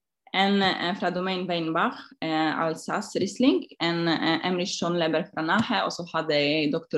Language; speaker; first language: Norwegian; non-native, fluent; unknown